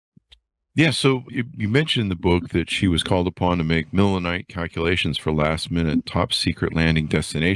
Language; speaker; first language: English; native; English